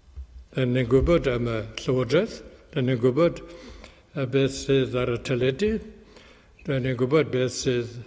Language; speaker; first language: Welsh; native; Welsh